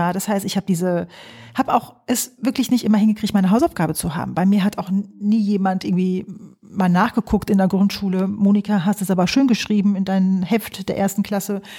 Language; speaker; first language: German; early bilingual, other home language; Polish